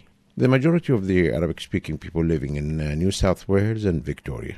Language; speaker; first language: English; non-native, fluent; Arabic